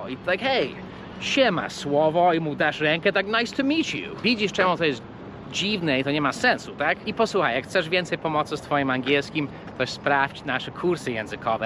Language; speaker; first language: Polish; non-native, fluent; English